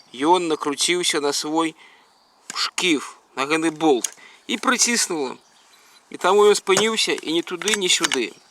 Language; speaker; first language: Belarusian; native; Belarusian